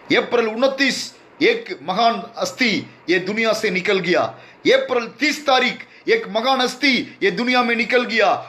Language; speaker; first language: Hindi; non-native, local second language; Tamil